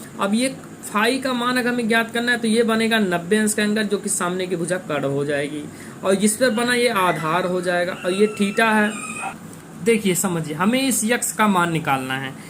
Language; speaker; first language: Hindi; native; Hindi